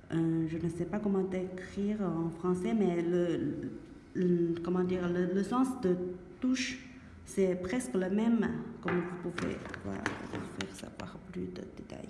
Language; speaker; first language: French; non-native, learner; Chinese